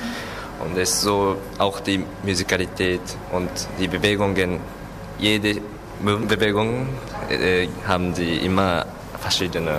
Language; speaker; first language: German; non-native, learner; Japanese